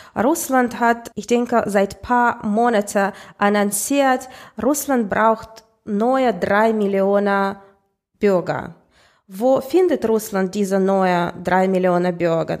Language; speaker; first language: German; non-native, fluent; Russian